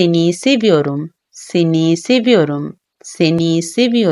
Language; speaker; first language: Turkish; non-native, learner; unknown